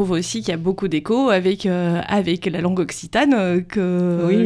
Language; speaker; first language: French; native; French